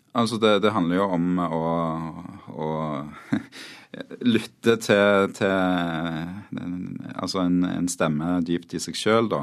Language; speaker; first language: Norwegian; native; Norwegian